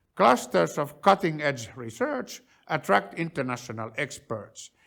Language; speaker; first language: English; non-native, fluent; Finnish